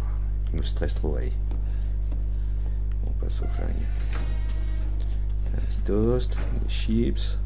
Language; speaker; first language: French; native; French